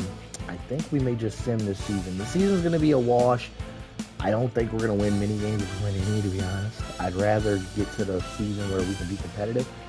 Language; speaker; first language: English; native; English